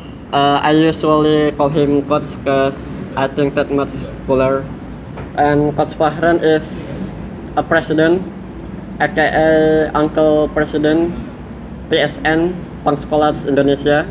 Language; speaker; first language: English; non-native, learner; Indonesian